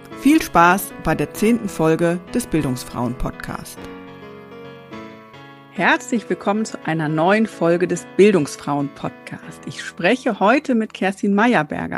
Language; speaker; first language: German; native; German